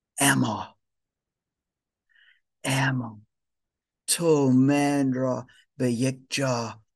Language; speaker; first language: Persian; non-native, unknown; German